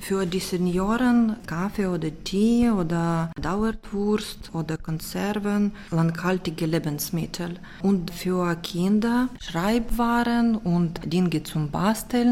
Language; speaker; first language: German; non-native, learner; Ukrainian